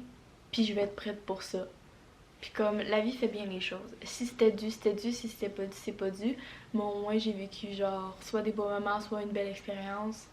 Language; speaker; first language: French; native; French